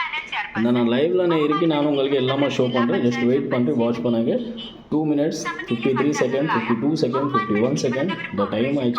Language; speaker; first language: Tamil; non-native, learner; Kannada